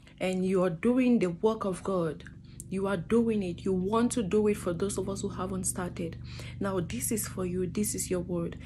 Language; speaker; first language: English; non-native, fluent; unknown